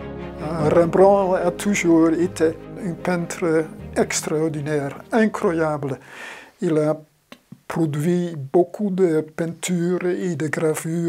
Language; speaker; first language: French; non-native, fluent; Dutch